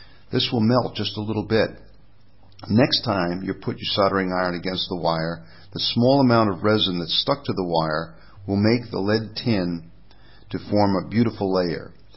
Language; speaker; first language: English; native; English